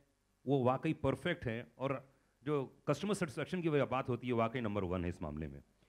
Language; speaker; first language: Hindi; native; Hindi